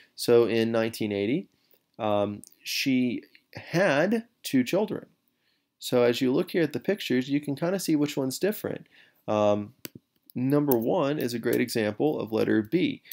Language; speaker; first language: English; native; English